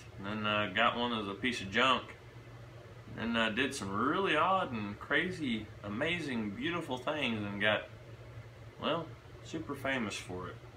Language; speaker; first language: English; native; English